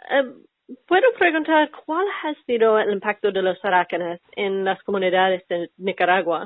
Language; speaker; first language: Spanish; non-native, learner; English